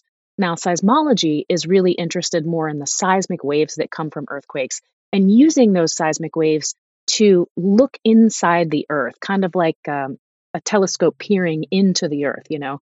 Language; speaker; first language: English; native; English